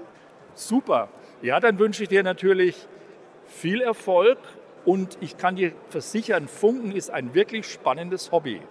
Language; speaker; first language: German; native; German